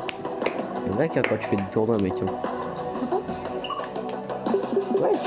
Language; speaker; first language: French; native; French